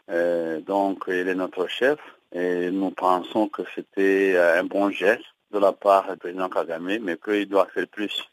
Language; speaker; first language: French; non-native, local second language; Kinyarwanda